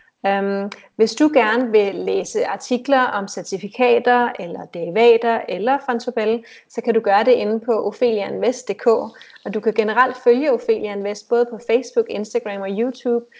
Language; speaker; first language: Danish; native; Danish